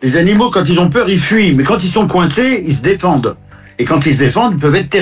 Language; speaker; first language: French; native; French